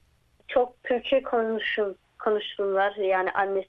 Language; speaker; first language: Turkish; early bilingual, heritage; Turkish